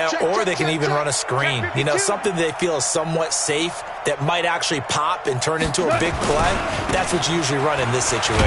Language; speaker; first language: English; native; English